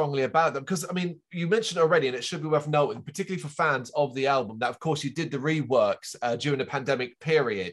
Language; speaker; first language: English; native; English